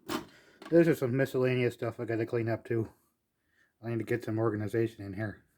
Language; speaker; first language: English; native; English